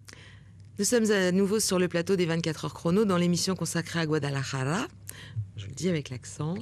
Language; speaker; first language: French; native; French